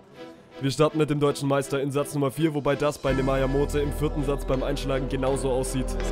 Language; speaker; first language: German; native; German